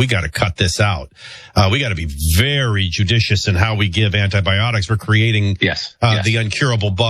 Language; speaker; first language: English; native; English